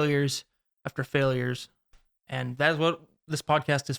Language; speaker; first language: English; native; English